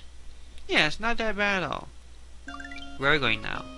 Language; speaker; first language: English; native; English